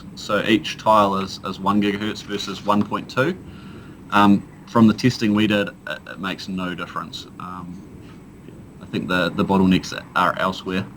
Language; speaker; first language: English; native; English